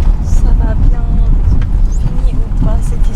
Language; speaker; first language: French; non-native, learner; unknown